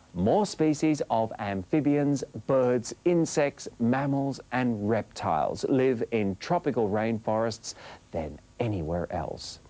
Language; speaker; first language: English; native; English